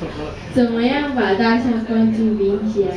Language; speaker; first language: Chinese; native; Chinese